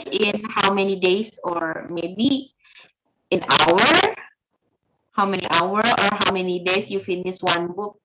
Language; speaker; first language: English; non-native, learner; Indonesian